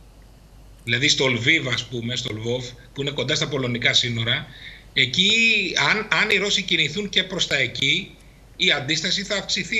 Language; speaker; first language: Greek; native; Greek